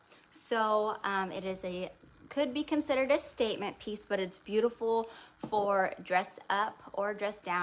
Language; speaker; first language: English; native; English